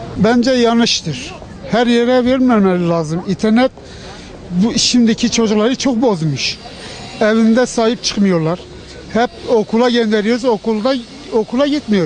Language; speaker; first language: Turkish; non-native, local second language; Kurdish